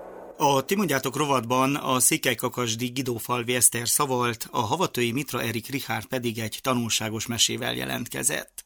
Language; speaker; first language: Hungarian; native; Hungarian